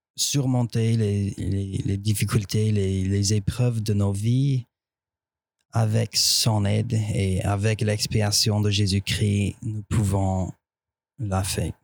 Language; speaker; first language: French; non-native, fluent; English